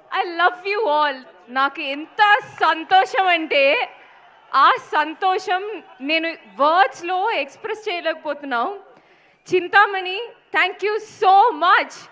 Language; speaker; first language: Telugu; non-native, fluent; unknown